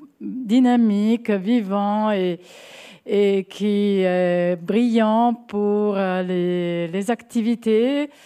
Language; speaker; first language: French; non-native, fluent; Italian